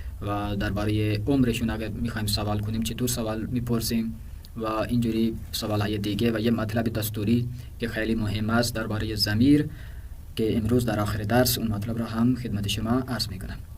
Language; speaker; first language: Persian; non-native, fluent; Urdu